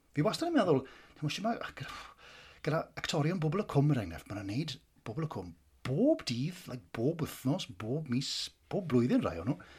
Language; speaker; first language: Welsh; native; Welsh